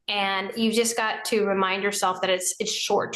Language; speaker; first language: English; native; English